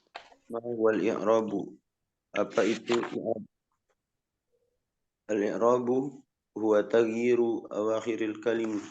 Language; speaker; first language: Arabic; non-native, learner; Indonesian